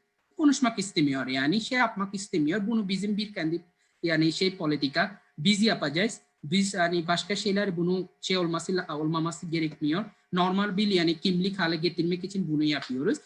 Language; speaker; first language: Turkish; non-native, fluent; Bangla